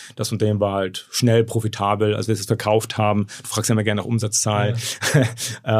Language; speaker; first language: German; native; German